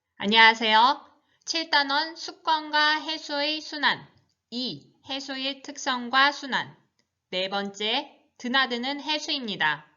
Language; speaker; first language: Korean; native; Korean